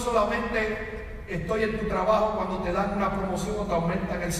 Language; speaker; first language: Spanish; native; Spanish